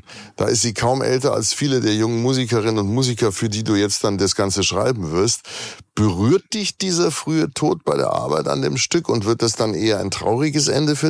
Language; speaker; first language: German; native; German